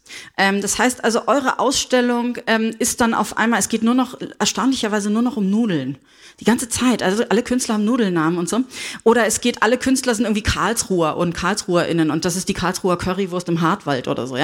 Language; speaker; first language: German; native; German